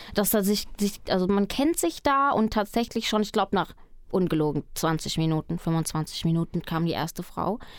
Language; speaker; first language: German; early bilingual, other home language; Spanish